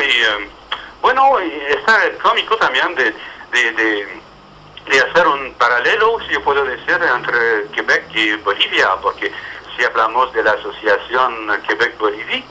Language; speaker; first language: Spanish; non-native, fluent; French